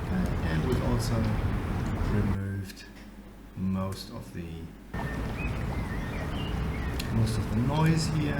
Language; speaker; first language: English; native; English